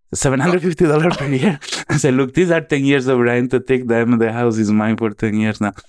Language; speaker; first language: English; non-native, fluent; Italian